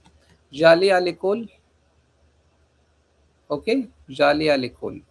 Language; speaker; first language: French; non-native, fluent; Hindi